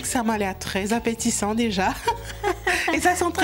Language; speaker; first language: French; non-native, local second language; Morisyen